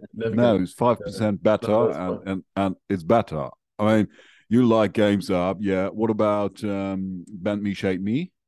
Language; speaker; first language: English; non-native, fluent; German